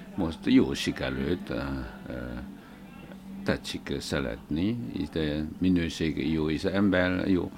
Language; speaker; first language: Hungarian; non-native, learner; Chinese